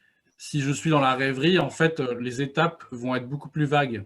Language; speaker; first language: French; native; French